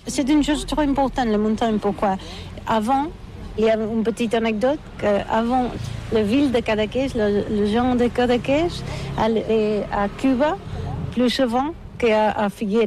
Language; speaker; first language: French; non-native, learner; Catalan